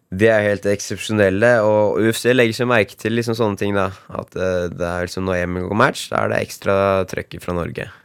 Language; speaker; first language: Norwegian; native; Norwegian